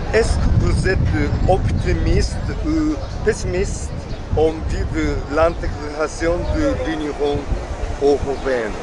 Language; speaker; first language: French; non-native, learner; Japanese